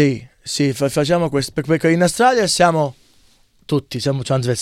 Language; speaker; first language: Italian; early bilingual, heritage; English